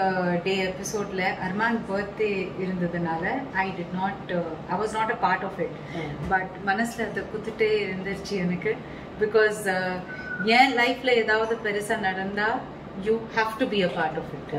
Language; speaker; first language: Tamil; non-native, local second language; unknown